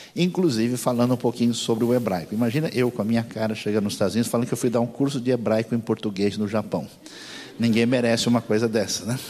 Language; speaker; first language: Portuguese; native; Portuguese